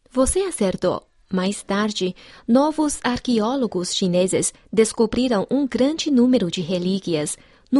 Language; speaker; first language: Portuguese; non-native, fluent; Chinese